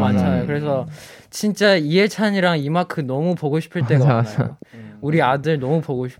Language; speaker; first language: Korean; non-native, fluent; Chinese